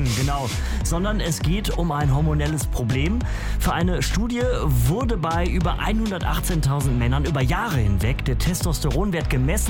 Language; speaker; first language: German; native; German